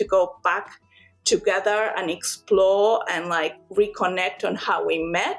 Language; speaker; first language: English; non-native, fluent; Spanish